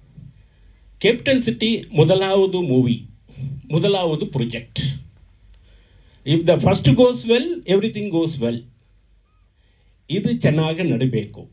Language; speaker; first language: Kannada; non-native, learner; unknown